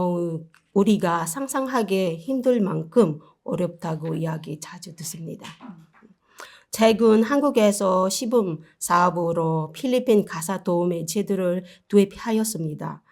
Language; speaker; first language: Korean; non-native, learner; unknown